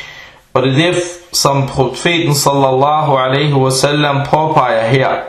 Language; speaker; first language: Danish; non-native, fluent; Arabic